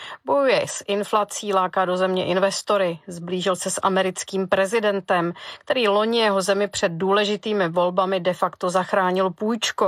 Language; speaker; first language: Czech; native; Czech